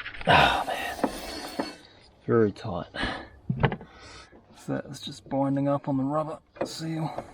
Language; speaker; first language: English; native; English